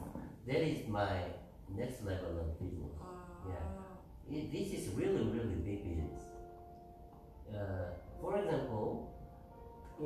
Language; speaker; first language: English; non-native, learner; Korean